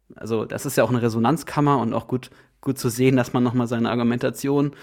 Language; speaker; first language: German; native; German